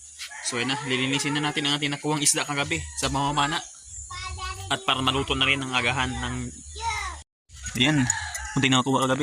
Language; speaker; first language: Filipino; non-native, local second language; Cebuano